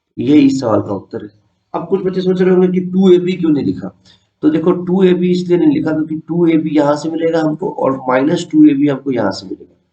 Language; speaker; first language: Hindi; native; Hindi